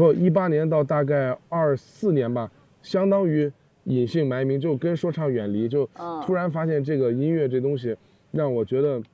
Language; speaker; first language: Chinese; native; Chinese